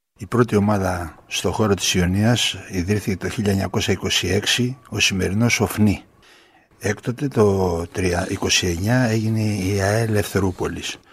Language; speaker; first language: Greek; native; Greek